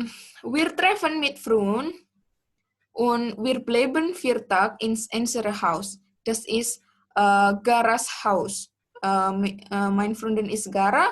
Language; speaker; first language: German; non-native, learner; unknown